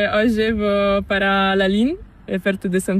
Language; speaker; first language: Spanish; non-native, learner; Portuguese